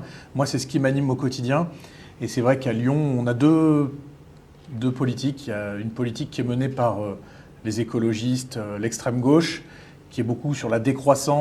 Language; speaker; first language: French; native; French